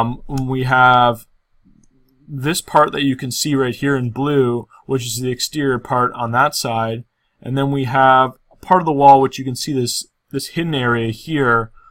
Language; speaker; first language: English; native; English